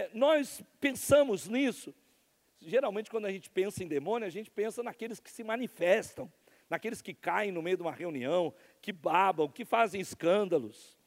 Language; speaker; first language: Portuguese; native; Portuguese